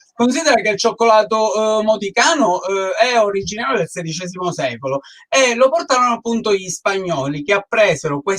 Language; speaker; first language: Italian; native; Italian